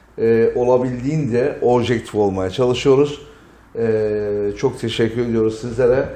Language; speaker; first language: Turkish; native; Turkish